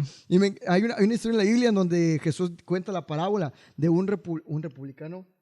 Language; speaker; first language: Spanish; native; Spanish